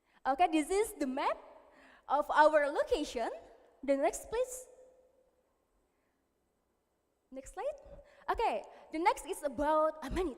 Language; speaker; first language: English; non-native, learner; Indonesian